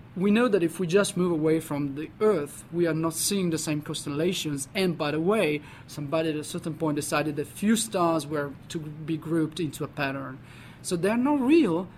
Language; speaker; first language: English; non-native, fluent; Italian